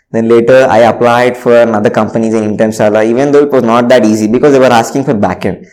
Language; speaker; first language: English; non-native, local second language; Telugu